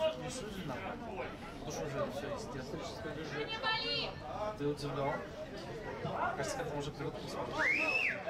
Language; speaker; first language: Russian; native; Russian